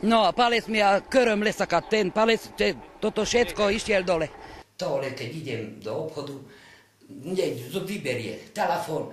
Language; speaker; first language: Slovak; non-native, local second language; Hungarian